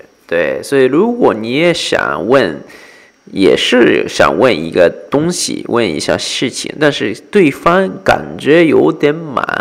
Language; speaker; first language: Chinese; non-native, fluent; Japanese